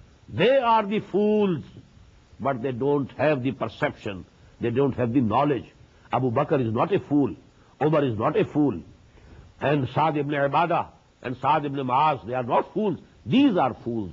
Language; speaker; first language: English; non-native, local second language; Urdu